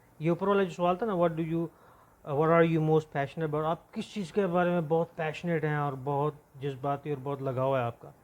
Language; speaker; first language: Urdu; non-native, local second language; Punjabi